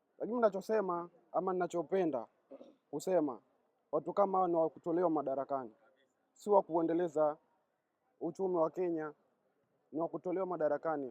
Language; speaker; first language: Swahili; native; Swahili